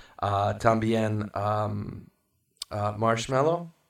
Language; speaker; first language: Spanish; non-native, learner; English